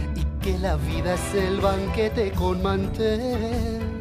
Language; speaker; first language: Spanish; native; Spanish